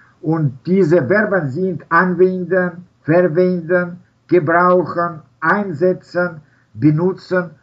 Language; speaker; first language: German; non-native, learner; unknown